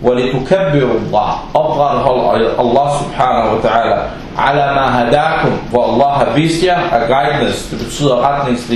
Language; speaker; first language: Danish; non-native, fluent; Arabic